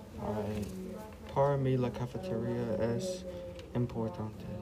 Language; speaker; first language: Spanish; non-native, learner; English